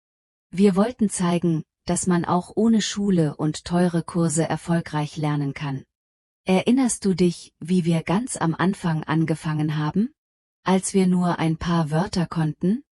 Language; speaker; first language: German; non-native, fluent; Polish